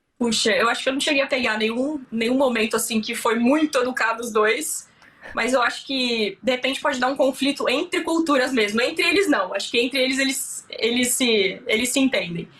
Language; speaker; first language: Portuguese; native; Portuguese